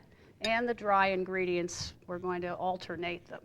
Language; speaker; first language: English; native; English